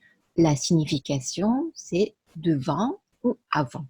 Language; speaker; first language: French; non-native, fluent; Japanese